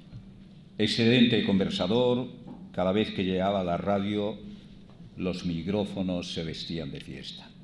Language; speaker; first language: Spanish; native; Spanish